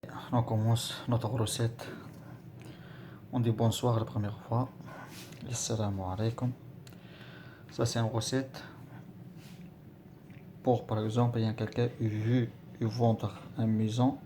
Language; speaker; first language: French; non-native, learner; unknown